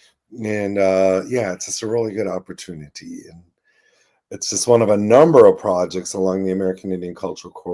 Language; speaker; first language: English; native; English